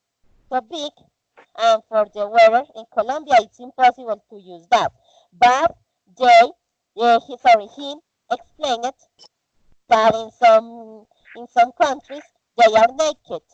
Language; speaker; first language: English; non-native, learner; Spanish